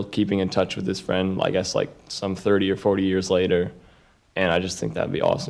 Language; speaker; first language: English; native; English